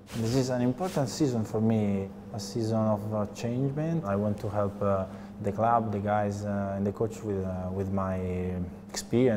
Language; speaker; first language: English; non-native, learner; Italian